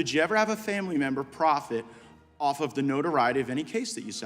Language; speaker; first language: English; native; English